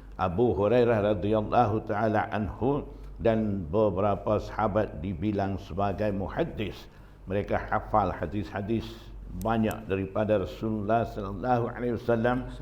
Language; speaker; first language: Malay; non-native, fluent; Burmese